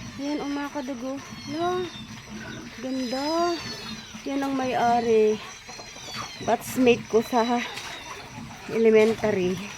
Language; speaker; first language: Filipino; native; Filipino